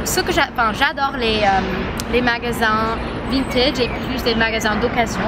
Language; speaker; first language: French; non-native, fluent; English